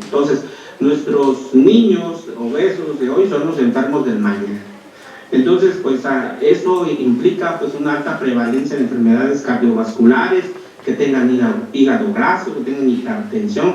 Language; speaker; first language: Spanish; native; Spanish